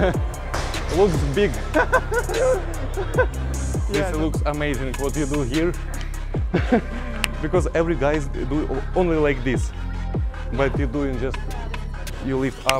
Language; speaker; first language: English; non-native, learner; Russian